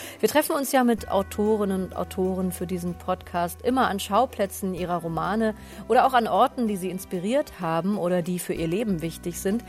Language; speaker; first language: German; native; German